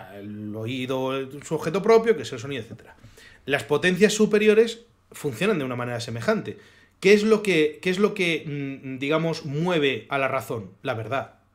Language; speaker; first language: Spanish; native; Spanish